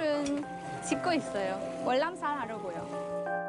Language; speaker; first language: Korean; non-native, learner; Vietnamese